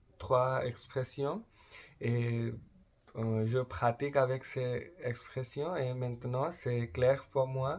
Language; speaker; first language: French; non-native, learner; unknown